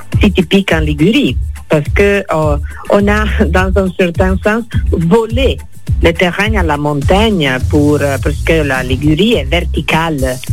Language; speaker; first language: French; non-native, fluent; Italian